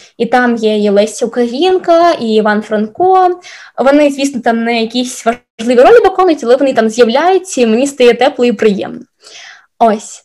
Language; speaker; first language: Ukrainian; non-native, local second language; Russian